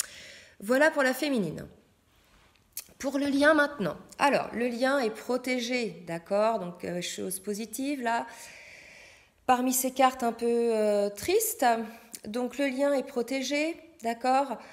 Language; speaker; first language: French; native; French